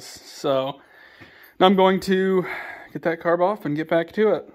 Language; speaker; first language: English; native; English